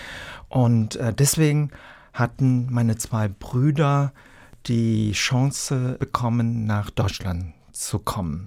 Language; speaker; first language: German; early bilingual, other home language; Vietnamese